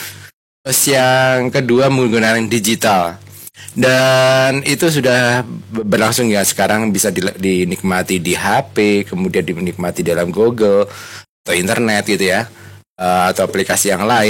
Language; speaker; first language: Indonesian; native; Indonesian